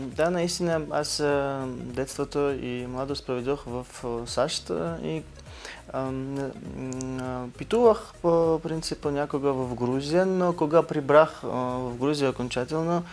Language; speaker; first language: Bulgarian; non-native, learner; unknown